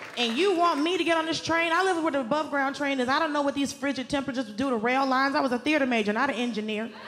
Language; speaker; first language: English; native; English